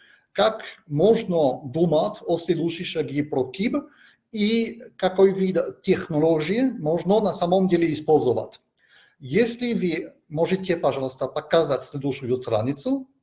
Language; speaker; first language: Russian; non-native, fluent; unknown